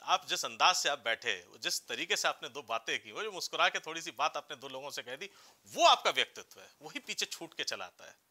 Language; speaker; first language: Hindi; native; Hindi